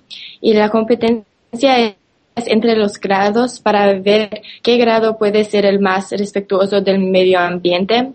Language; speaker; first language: Spanish; non-native, learner; English